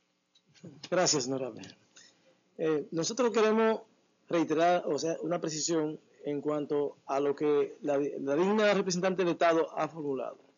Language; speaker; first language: Spanish; native; Spanish